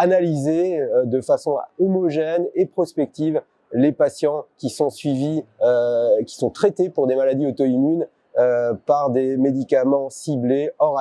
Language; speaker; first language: French; native; French